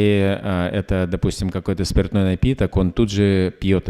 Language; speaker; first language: Russian; native; Russian